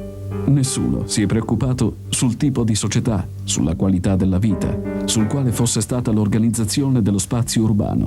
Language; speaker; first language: Italian; native; Italian